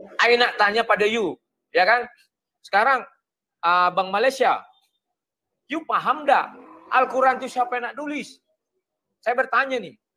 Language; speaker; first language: Indonesian; native; Indonesian